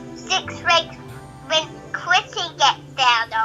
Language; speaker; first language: English; native; English